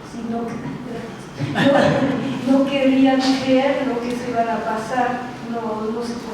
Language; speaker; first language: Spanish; non-native, learner; French